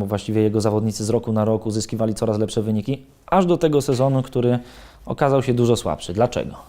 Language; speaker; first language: Polish; native; Polish